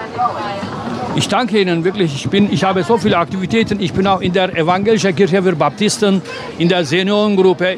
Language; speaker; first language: German; non-native, fluent; Turkish